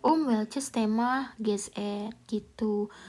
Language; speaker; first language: German; non-native, learner; Indonesian